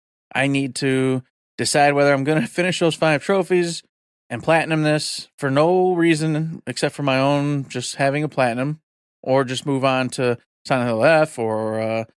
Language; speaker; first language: English; native; English